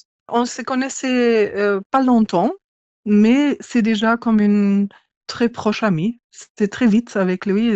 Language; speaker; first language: French; non-native, learner; English